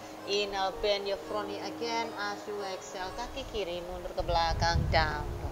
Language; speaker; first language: English; non-native, fluent; Indonesian